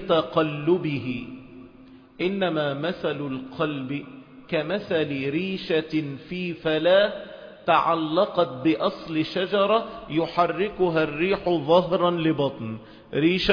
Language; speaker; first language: Arabic; native; Arabic